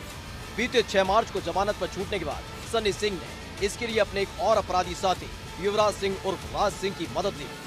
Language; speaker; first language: Hindi; native; Hindi